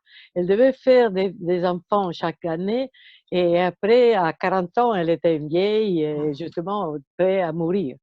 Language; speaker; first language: French; non-native, fluent; Italian